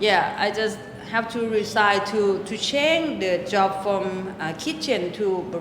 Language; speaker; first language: English; non-native, local second language; Thai